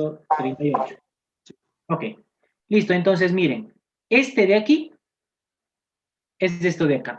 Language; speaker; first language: Spanish; native; Spanish